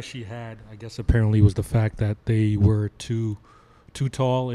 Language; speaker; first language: English; native; English